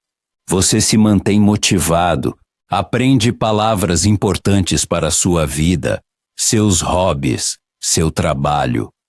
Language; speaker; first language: Portuguese; non-native, fluent; Polish